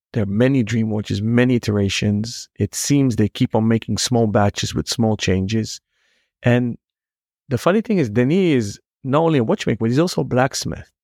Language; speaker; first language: English; non-native, fluent; Hebrew